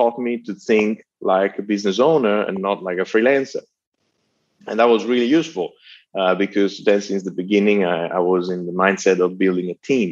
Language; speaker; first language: English; non-native, fluent; Italian